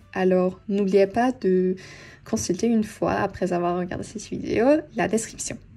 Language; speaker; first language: French; non-native, fluent; Turkish